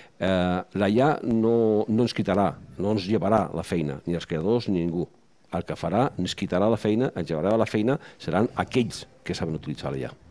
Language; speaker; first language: Catalan; non-native, local second language; Spanish